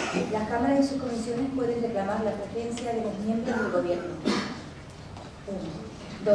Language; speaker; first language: Spanish; native; Spanish